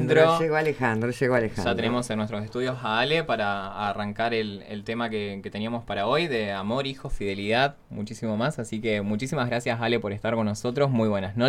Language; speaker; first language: Spanish; native; Spanish